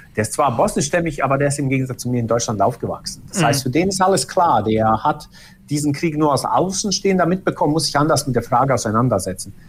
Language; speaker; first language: German; early bilingual, other home language; Bosnian